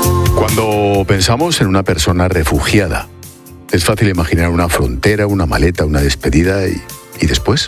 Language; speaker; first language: Spanish; native; Spanish